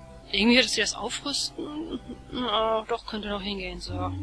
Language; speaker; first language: German; native; German